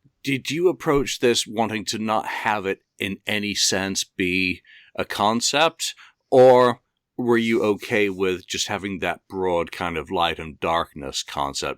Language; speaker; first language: English; native; English